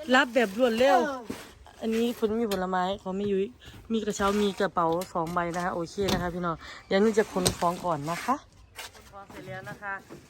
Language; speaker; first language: Thai; native; Thai